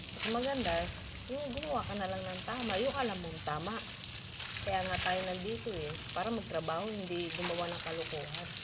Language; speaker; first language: Filipino; native; Filipino